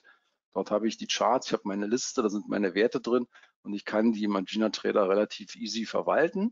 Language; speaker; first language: German; native; German